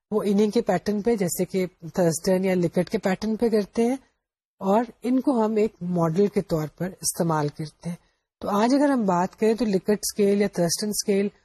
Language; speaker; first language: Urdu; native; Urdu